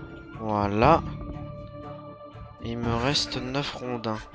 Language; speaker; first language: French; native; French